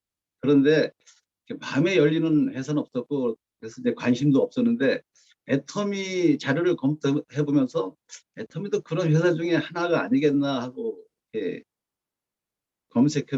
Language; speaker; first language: Korean; native; Korean